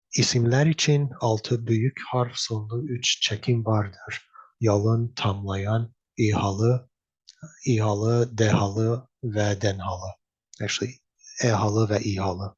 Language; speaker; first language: Turkish; non-native, learner; English